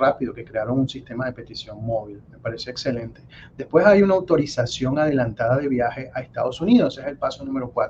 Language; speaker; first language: Spanish; native; Spanish